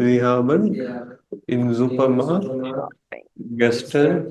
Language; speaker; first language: German; non-native, fluent; Tamil